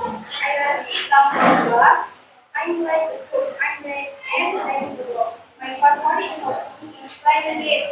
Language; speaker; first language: English; non-native, learner; Indonesian